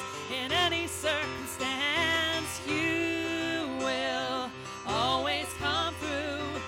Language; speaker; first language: English; native; English